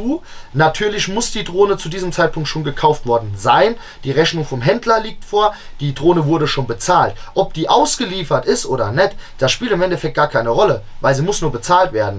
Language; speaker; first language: German; native; German